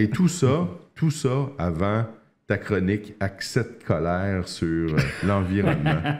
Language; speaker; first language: French; native; French